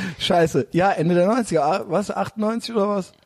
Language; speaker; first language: German; native; German